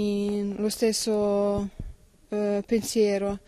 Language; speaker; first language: Italian; non-native, learner; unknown